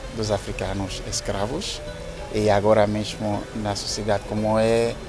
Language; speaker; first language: Portuguese; non-native, learner; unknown